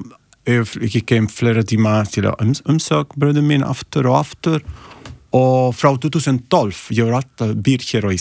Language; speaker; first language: Icelandic; non-native, learner; Italian